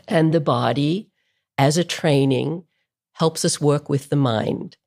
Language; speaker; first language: English; native; English